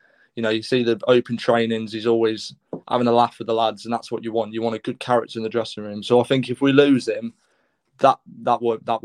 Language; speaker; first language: English; native; English